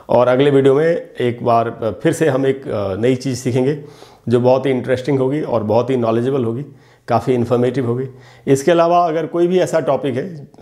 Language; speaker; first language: Hindi; native; Hindi